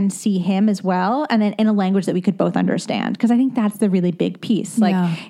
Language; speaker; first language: English; native; English